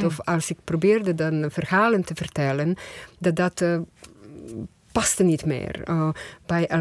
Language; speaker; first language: Dutch; non-native, fluent; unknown